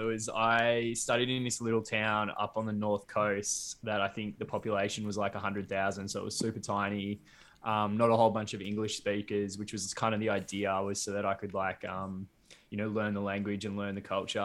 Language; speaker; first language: English; native; English